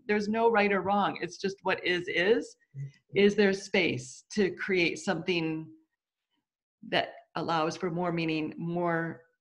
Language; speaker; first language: English; native; English